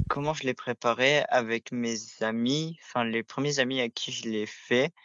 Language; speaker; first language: French; native; French